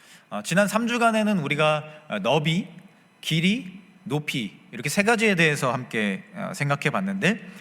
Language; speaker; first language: Korean; native; Korean